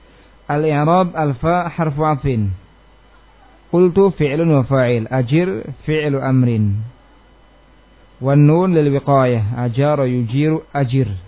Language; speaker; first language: Arabic; non-native, fluent; Indonesian